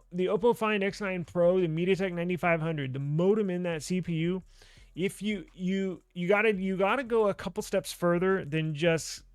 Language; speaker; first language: English; native; English